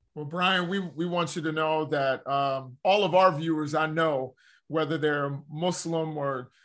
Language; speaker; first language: English; native; English